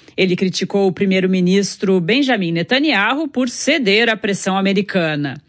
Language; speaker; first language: Portuguese; native; Portuguese